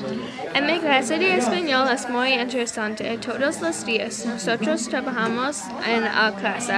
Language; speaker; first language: Spanish; non-native, learner; English